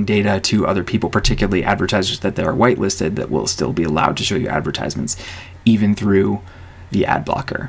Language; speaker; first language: English; native; English